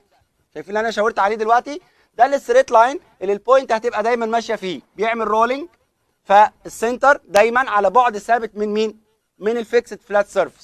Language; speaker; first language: Arabic; native; Arabic